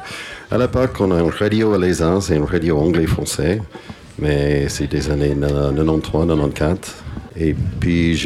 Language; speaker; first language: French; non-native, fluent; English